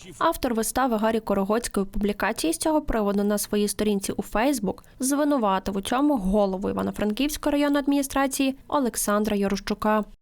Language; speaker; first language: Ukrainian; native; Ukrainian